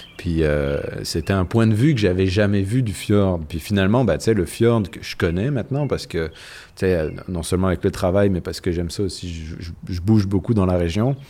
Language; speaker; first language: French; native; French